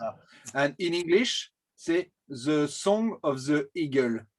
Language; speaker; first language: English; non-native, learner; French